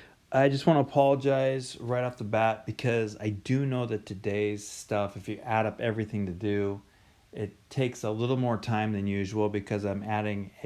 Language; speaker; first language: English; native; English